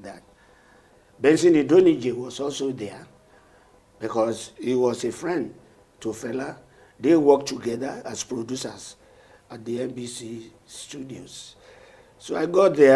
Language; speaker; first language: English; non-native, local second language; Yoruba